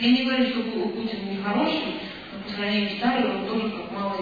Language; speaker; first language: Russian; native; Russian